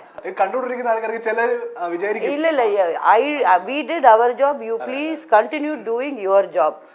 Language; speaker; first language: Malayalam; non-native, local second language; Tamil